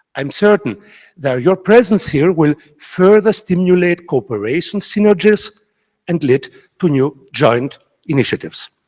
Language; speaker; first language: English; non-native, fluent; Greek